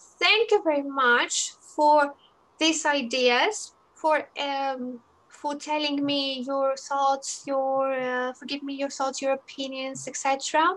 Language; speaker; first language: English; non-native, fluent; Greek